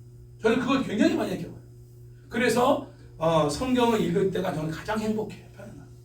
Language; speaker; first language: Korean; native; Korean